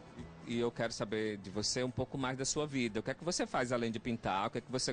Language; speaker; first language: Portuguese; native; Portuguese